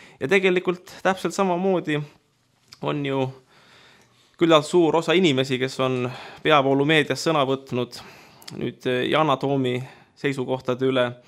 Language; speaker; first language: Estonian; native; Estonian